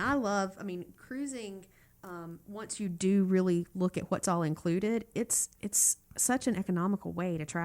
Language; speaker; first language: English; native; English